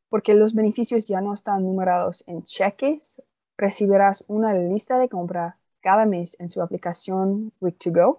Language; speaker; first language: Spanish; non-native, fluent; English